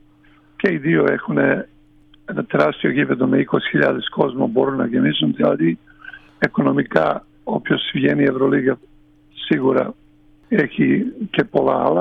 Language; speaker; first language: Greek; non-native, fluent; Serbian